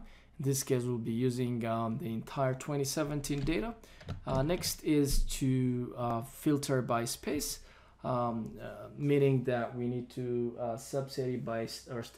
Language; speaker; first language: English; non-native, fluent; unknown